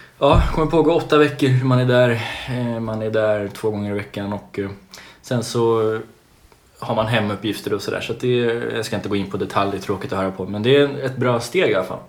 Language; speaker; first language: Swedish; native; Swedish